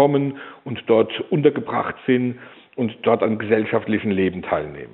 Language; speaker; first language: German; native; German